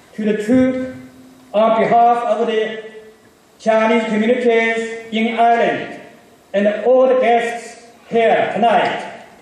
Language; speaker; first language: English; non-native, fluent; Chinese